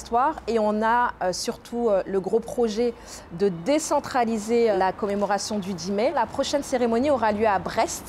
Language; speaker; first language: French; native; French